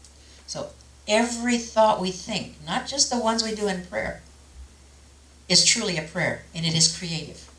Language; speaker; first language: English; native; English